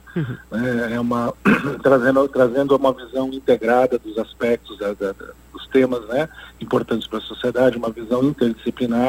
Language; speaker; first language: Portuguese; native; Portuguese